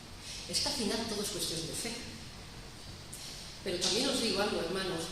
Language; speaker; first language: Spanish; native; Spanish